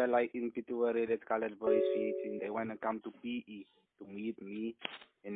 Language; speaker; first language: English; non-native, local second language; Afrikaans